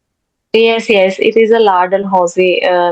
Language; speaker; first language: English; non-native, learner; Hindi